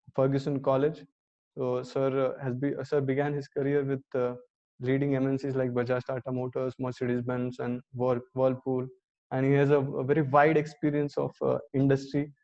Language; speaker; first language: English; non-native, local second language; Marathi